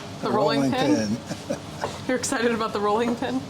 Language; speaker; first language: English; native; English